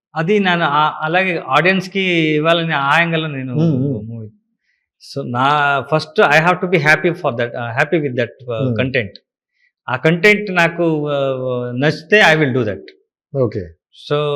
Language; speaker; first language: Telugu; non-native, learner; Kannada